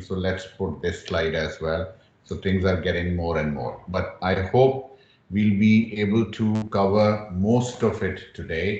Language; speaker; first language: English; non-native, local second language; Urdu